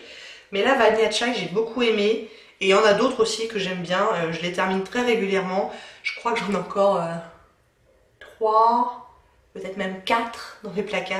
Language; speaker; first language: French; native; French